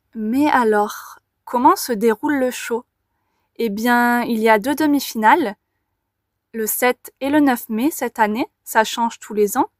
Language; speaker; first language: French; native; French